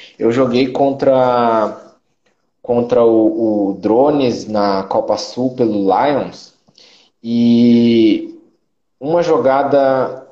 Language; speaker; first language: Portuguese; native; Portuguese